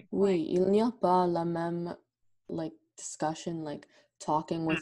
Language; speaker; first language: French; non-native, learner; English